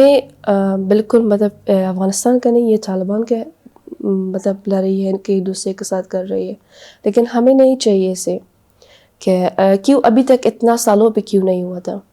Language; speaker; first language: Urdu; non-native, learner; Persian